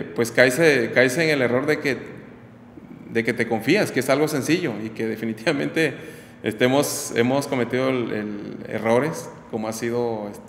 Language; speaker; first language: Spanish; native; Spanish